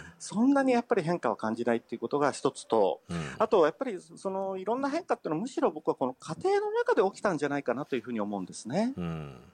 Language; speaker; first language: Japanese; native; Japanese